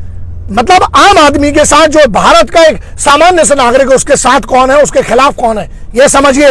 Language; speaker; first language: Hindi; native; Hindi